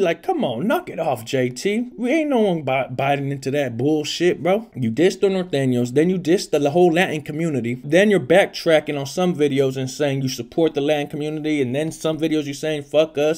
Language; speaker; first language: English; native; English